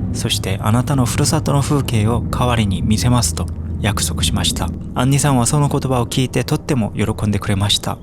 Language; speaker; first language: Japanese; non-native, fluent; Korean